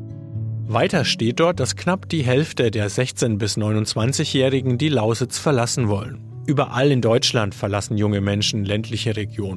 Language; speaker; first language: German; native; German